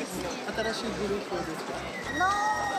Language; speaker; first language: Japanese; non-native, learner; French